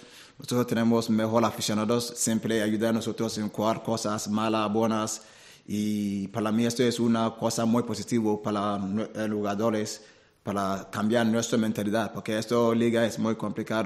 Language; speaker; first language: Spanish; non-native, learner; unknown